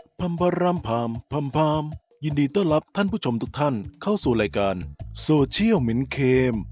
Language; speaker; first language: Thai; native; Thai